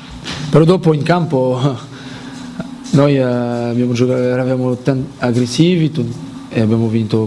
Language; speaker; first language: Italian; non-native, fluent; French